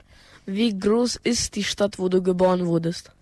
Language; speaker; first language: German; early bilingual, other home language; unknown